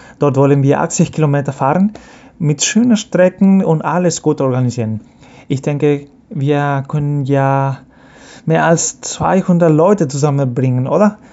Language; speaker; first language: German; early bilingual, heritage; Spanish